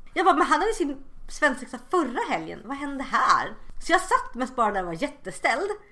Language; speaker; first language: Swedish; native; Swedish